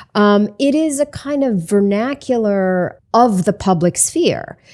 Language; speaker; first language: English; native; English